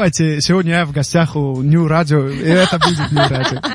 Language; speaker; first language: Russian; non-native, local second language; Tajik